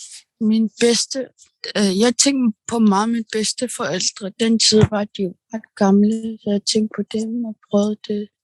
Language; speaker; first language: Danish; non-native, local second language; Kalaallisut